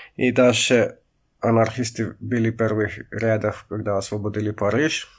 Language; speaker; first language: Russian; non-native, fluent; Finnish